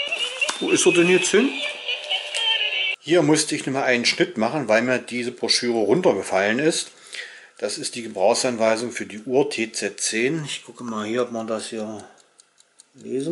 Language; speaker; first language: German; native; German